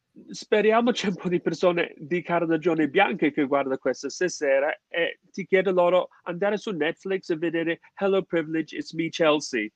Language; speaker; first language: Italian; non-native, fluent; English